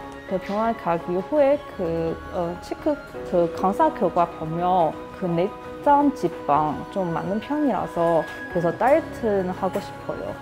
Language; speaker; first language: Korean; non-native, learner; Chinese